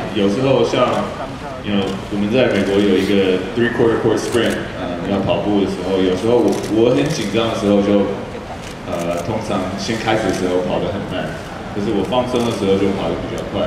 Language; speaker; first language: Chinese; early bilingual, heritage; English